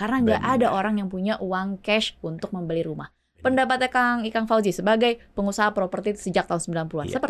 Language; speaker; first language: Indonesian; native; Indonesian